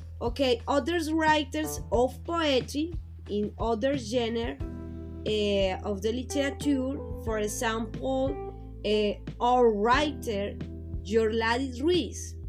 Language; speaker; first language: English; non-native, learner; Spanish